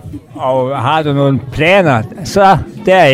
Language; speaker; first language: Danish; native; Danish